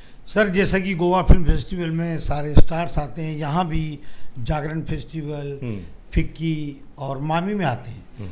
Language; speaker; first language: Hindi; native; Hindi